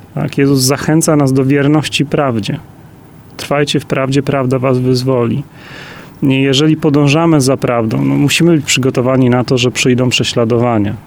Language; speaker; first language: Polish; native; Polish